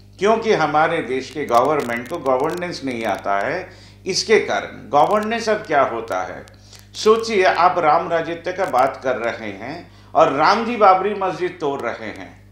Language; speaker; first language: Hindi; non-native, local second language; Bangla